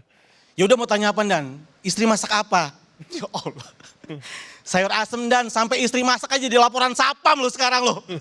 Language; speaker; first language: Indonesian; native; Indonesian